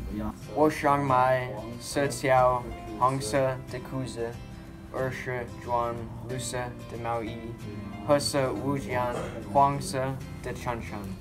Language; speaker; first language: Chinese; non-native, learner; English